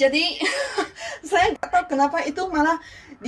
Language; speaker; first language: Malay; non-native, local second language; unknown